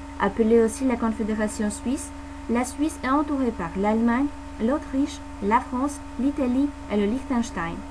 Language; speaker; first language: French; non-native, fluent; Polish